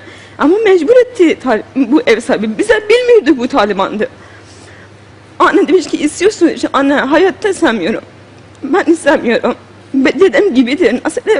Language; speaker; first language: Turkish; non-native, learner; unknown